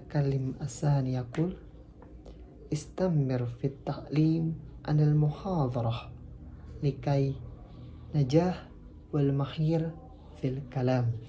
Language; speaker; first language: Arabic; non-native, learner; Indonesian